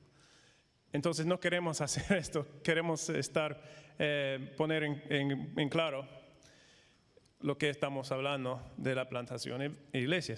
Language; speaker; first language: Spanish; non-native, fluent; English